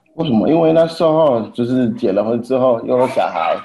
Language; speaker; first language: Chinese; non-native, fluent; Haitian Creole